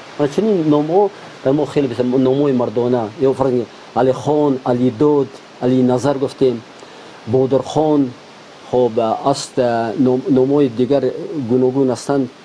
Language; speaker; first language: Tajik; non-native, local second language; Shughni